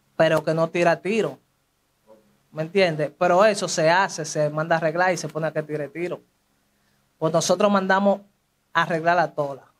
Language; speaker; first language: Spanish; native; Spanish